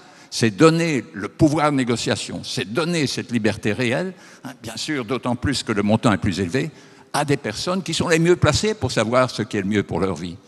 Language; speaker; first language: French; native; French